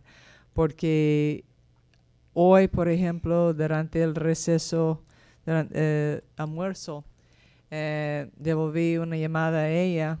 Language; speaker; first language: Spanish; non-native, fluent; English